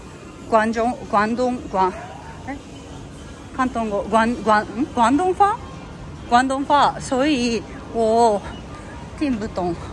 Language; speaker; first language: Chinese; non-native, learner; Japanese